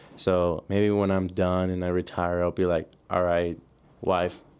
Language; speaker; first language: English; early bilingual, other home language; Spanish